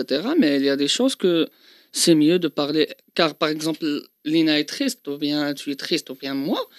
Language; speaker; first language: French; non-native, local second language; Arabic